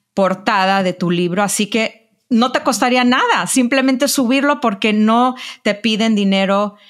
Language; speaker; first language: Spanish; early bilingual, heritage; Spanish